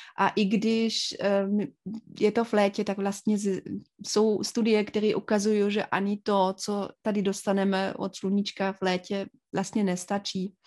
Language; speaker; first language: Czech; non-native, fluent; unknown